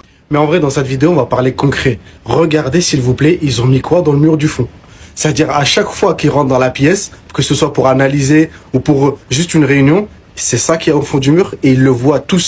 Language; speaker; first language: French; native; French